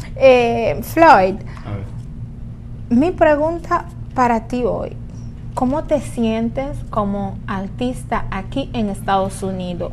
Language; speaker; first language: Spanish; non-native, learner; Haitian Creole